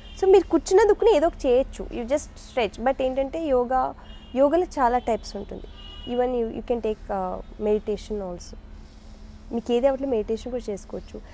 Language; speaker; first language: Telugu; native; Telugu